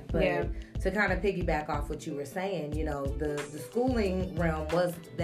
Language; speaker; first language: English; native; English